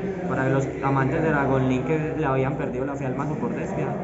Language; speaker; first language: Spanish; native; Spanish